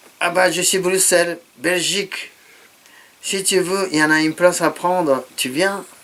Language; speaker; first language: French; non-native, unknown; Japanese